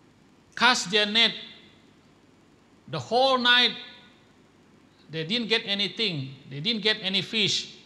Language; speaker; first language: English; non-native, local second language; Malay